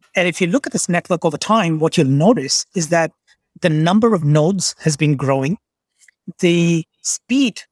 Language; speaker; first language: English; non-native, local second language; Bangla